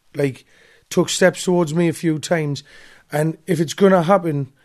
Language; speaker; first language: English; native; English